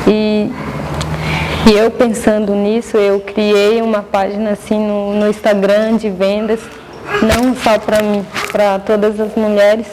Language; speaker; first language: Portuguese; non-native, local second language; Guarani